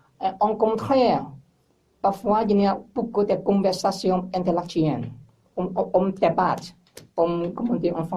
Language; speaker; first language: French; non-native, learner; English